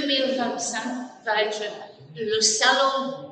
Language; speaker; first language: French; non-native, fluent; English